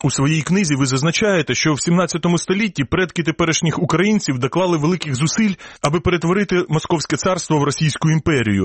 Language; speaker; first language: Ukrainian; native; Ukrainian